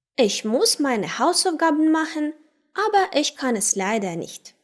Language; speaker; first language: German; non-native, fluent; Ukrainian